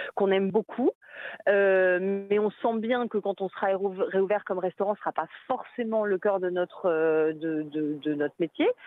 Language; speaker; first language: French; native; French